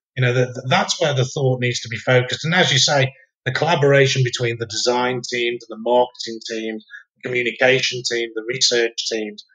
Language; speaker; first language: English; native; English